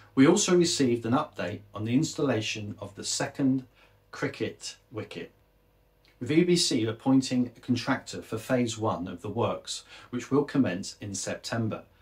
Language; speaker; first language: English; native; English